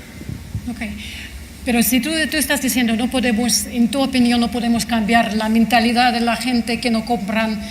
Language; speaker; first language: Spanish; non-native, fluent; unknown